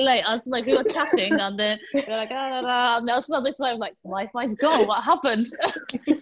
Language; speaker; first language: English; non-native, fluent; Japanese